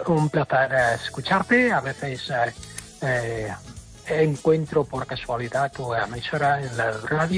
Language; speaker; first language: Spanish; non-native, fluent; English